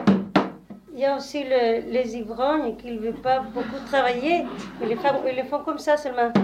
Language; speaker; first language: French; non-native, learner; Spanish